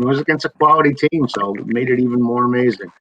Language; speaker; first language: English; native; English